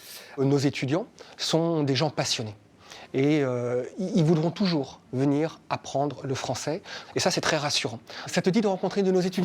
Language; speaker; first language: French; native; French